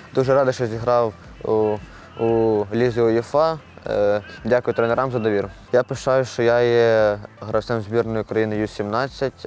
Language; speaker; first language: Ukrainian; native; Ukrainian